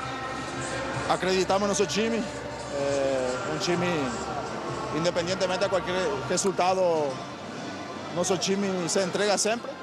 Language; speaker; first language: Portuguese; non-native, fluent; Spanish